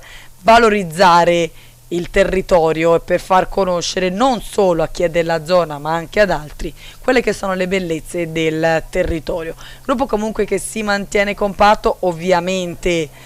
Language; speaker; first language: Italian; native; Italian